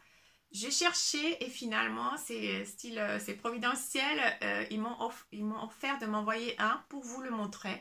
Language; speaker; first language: French; non-native, fluent; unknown